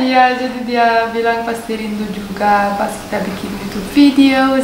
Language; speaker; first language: Indonesian; non-native, learner; Russian